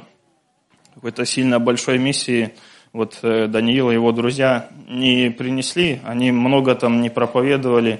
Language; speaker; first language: Russian; native; Russian